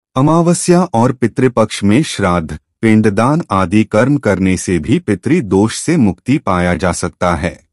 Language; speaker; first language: Hindi; native; Hindi